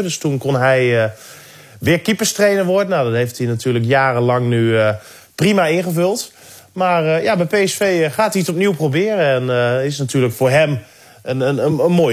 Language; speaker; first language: Dutch; native; Dutch